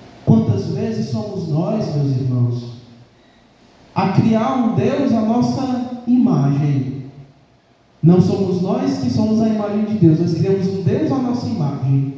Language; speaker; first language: Portuguese; native; Portuguese